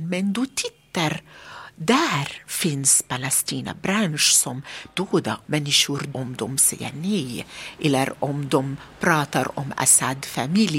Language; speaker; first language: Swedish; non-native, learner; Arabic